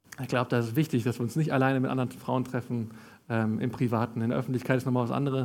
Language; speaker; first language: German; native; German